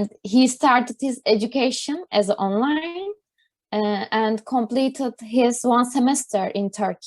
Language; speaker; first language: English; non-native, learner; Turkish